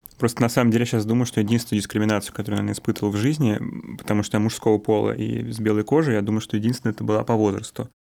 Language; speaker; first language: Russian; native; Russian